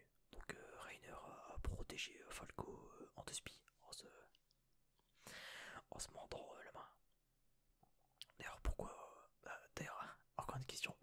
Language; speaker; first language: French; native; French